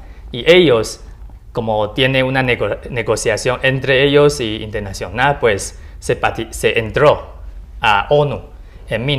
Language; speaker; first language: Spanish; non-native, learner; Chinese